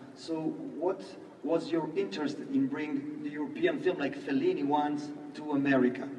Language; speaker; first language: English; non-native, fluent; Italian